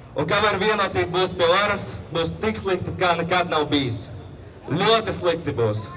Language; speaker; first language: Latvian; non-native, local second language; Russian